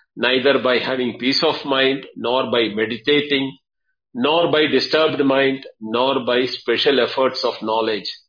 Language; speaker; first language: English; non-native, local second language; Tamil